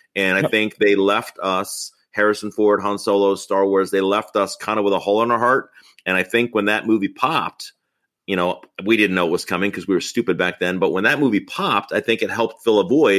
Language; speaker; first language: English; native; English